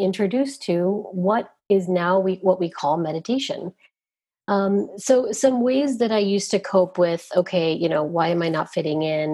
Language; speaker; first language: English; native; English